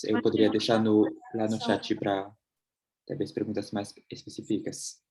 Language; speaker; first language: Portuguese; non-native, fluent; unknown